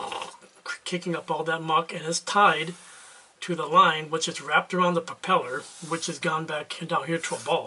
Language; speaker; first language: English; native; English